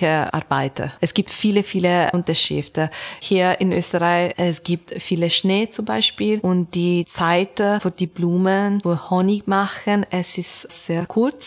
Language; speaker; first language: German; non-native, learner; Italian